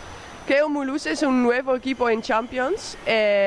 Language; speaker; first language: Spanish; non-native, learner; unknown